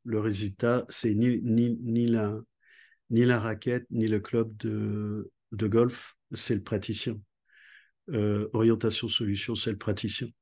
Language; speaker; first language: French; native; French